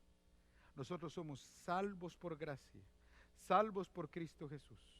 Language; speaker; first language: Spanish; native; Spanish